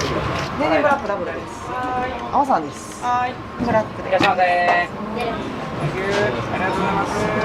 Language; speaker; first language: Japanese; native; Japanese